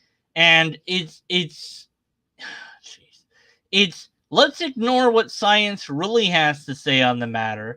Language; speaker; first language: English; native; English